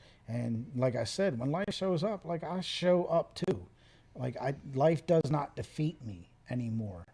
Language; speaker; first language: English; native; English